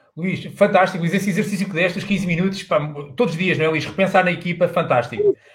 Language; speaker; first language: Portuguese; native; Portuguese